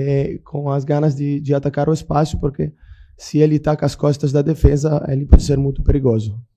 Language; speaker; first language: Portuguese; non-native, fluent; Italian